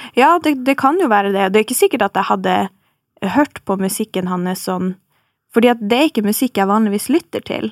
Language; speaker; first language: Norwegian; native; Norwegian